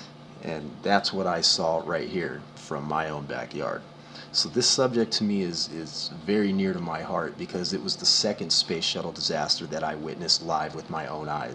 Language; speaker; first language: English; native; English